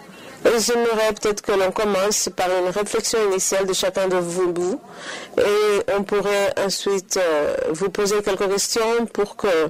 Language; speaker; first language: French; non-native, fluent; Spanish